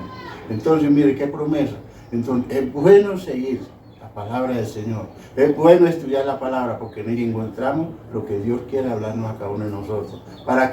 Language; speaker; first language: Spanish; native; Spanish